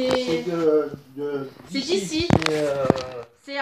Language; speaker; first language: French; native; French